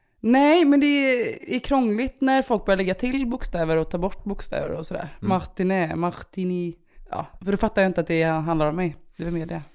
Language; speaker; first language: Swedish; early bilingual, other home language; Romanian